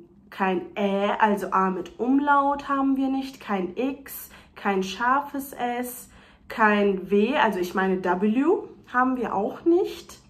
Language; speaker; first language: German; non-native, fluent; Turkish